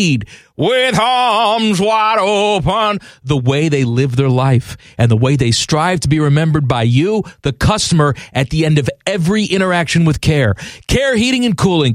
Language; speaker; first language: English; native; English